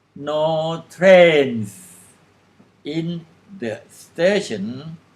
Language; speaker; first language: English; non-native, fluent; Thai